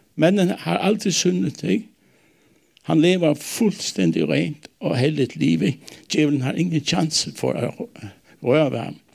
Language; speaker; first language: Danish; non-native, local second language; Faroese